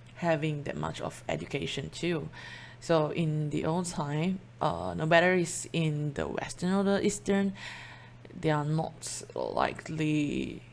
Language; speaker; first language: English; non-native, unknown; Chinese